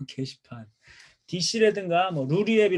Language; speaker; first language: Korean; native; Korean